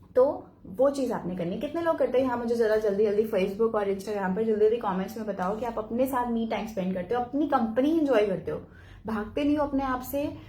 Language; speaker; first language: Hindi; native; Hindi